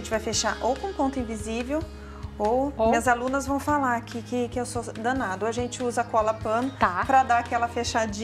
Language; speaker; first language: Portuguese; native; Portuguese